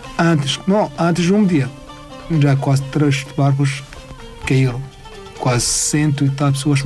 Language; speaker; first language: Portuguese; non-native, learner; Arabic